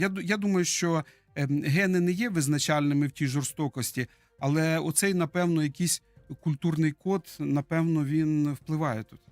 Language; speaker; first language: Ukrainian; native; Ukrainian